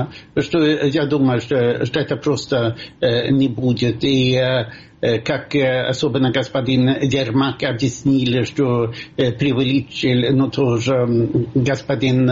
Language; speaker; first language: Russian; non-native, fluent; Swedish